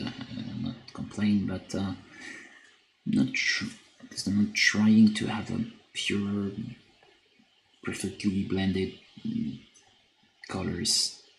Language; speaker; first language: English; non-native, fluent; French